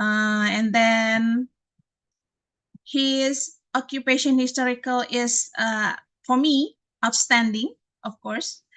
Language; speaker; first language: English; non-native, learner; Indonesian